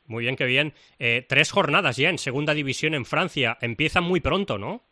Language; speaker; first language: Spanish; native; Spanish